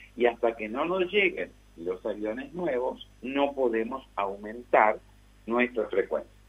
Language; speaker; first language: Spanish; native; Spanish